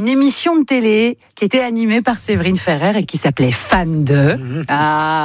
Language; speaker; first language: French; native; French